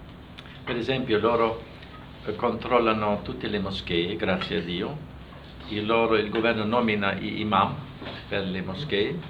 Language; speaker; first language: Italian; non-native, fluent; German